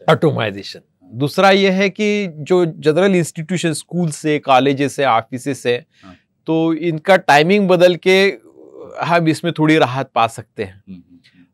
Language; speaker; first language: Hindi; non-native, local second language; Marathi